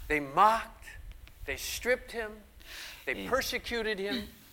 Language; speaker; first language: English; native; English